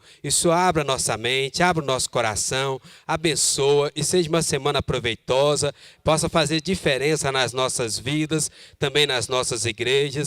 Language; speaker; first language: Portuguese; native; Portuguese